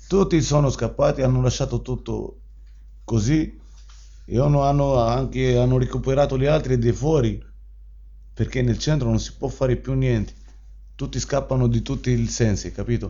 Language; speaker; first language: Italian; non-native, learner; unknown